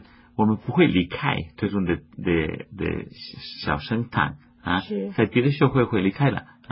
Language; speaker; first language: Chinese; non-native, fluent; Spanish